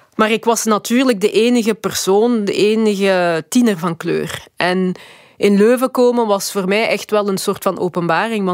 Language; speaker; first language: Dutch; early bilingual, other home language; Lingala